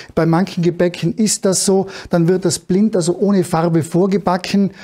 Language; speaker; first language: German; native; German